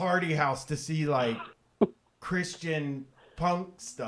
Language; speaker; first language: English; native; English